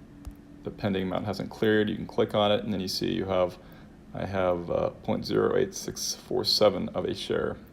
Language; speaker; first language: English; native; English